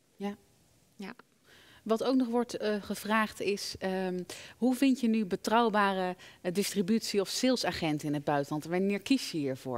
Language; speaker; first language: Dutch; native; Dutch